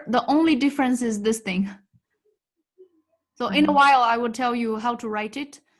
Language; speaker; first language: English; non-native, fluent; Tibetan